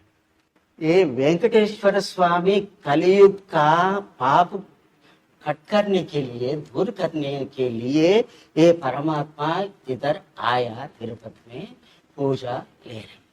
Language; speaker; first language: Hindi; non-native, local second language; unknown